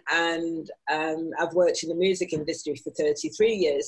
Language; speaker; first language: English; native; English